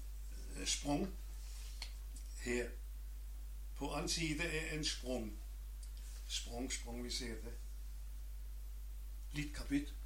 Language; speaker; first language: Danish; non-native, learner; German